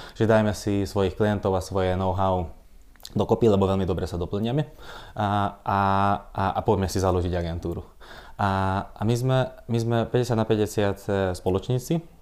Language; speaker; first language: Slovak; non-native, local second language; Hungarian